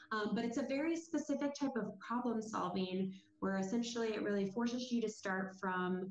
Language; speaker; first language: English; native; English